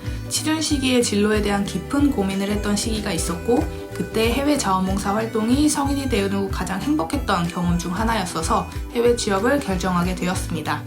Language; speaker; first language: Korean; native; Korean